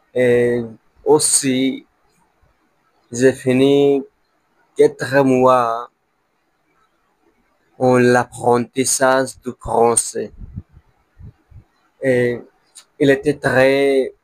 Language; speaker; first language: French; non-native, learner; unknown